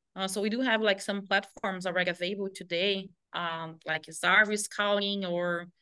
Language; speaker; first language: English; non-native, fluent; Portuguese